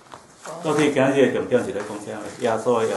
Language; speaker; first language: Chinese; native; Chinese